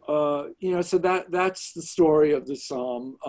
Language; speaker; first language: English; native; English